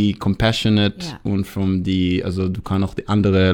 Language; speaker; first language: German; non-native, fluent; Hebrew